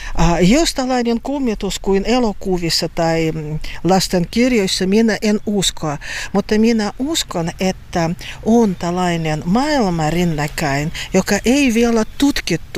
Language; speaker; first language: Finnish; non-native, learner; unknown